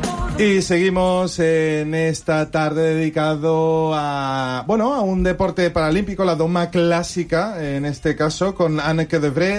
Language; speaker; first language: Spanish; native; Spanish